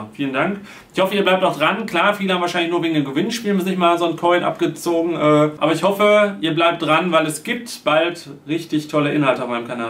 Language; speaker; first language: German; native; German